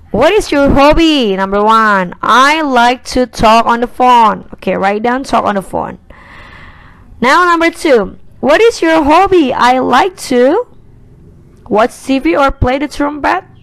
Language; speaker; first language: English; non-native, fluent; Indonesian